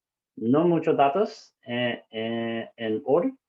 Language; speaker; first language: Spanish; non-native, learner; English